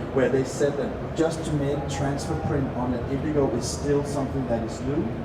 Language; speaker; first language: English; non-native, fluent; Danish